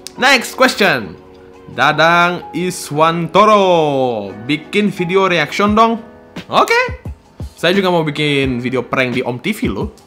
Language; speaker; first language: Indonesian; non-native, fluent; Russian